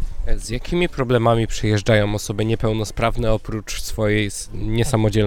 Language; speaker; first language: Polish; native; Polish